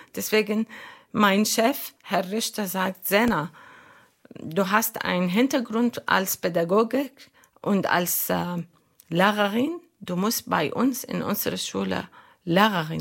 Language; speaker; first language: German; non-native, learner; Arabic